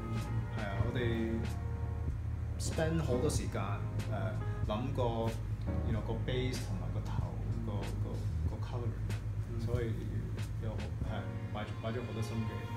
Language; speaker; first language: Cantonese; early bilingual, heritage; English